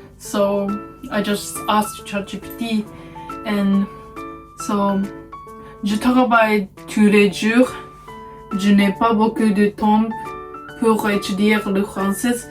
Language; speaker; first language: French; non-native, learner; Japanese